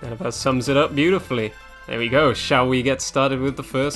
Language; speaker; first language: English; native; English